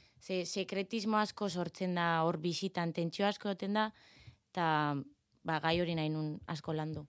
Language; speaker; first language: Basque; native; Basque